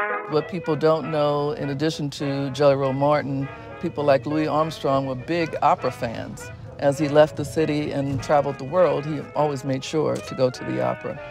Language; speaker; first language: English; native; English